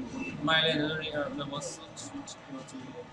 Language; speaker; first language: English; non-native, learner; Vietnamese